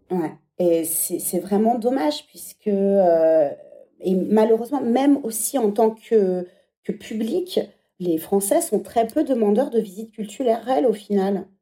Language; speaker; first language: French; native; French